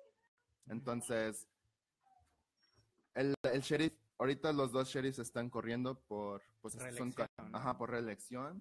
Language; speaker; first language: Spanish; early bilingual, heritage; Spanish